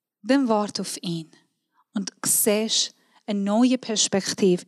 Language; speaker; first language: German; non-native, fluent; Persian